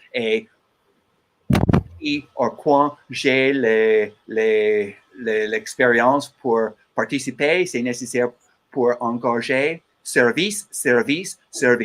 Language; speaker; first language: French; non-native, learner; English